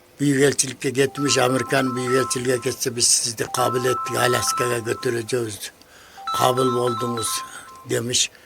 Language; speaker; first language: Turkish; non-native, learner; Kyrgyz